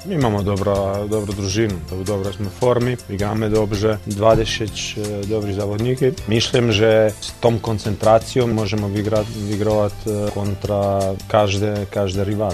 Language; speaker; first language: Polish; non-native, learner; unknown